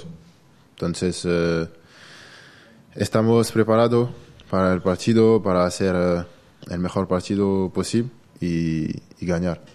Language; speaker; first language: Spanish; non-native, learner; French